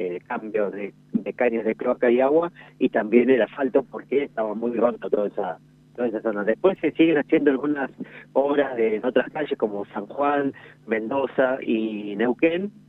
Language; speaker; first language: Spanish; native; Spanish